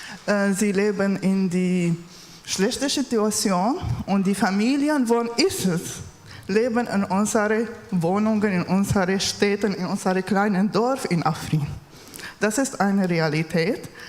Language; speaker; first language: German; non-native, learner; Kurdish